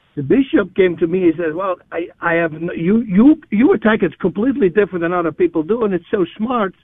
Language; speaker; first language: English; non-native, fluent; Dutch